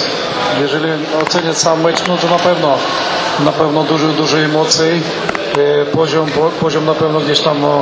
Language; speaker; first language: Polish; non-native, fluent; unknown